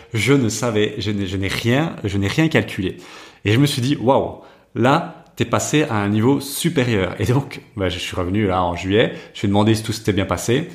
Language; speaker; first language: French; native; French